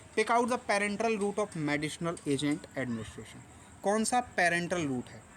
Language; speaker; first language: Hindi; native; Hindi